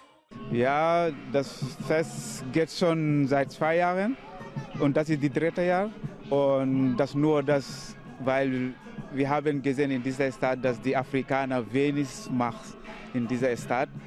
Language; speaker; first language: German; non-native, learner; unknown